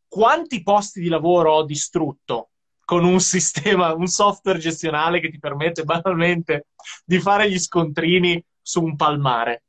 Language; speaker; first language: Italian; native; Italian